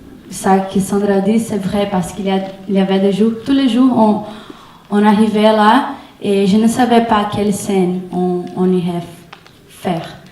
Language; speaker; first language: French; non-native, fluent; Portuguese